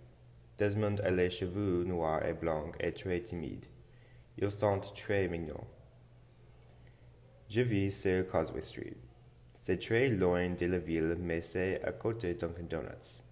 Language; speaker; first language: French; non-native, learner; English